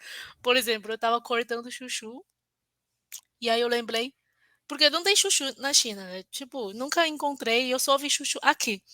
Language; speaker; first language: Portuguese; non-native, fluent; Chinese